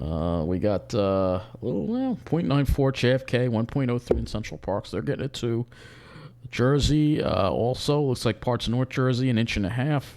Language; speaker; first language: English; native; English